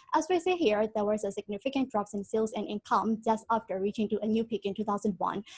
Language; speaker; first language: English; non-native, fluent; Burmese